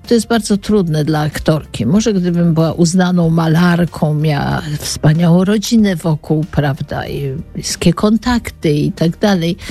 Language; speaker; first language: Polish; native; Polish